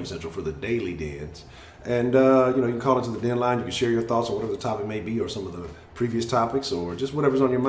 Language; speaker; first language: English; native; English